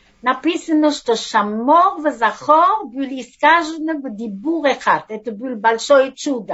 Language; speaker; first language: Russian; non-native, fluent; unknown